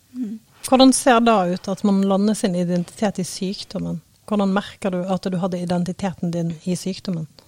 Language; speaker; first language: Norwegian; native; Norwegian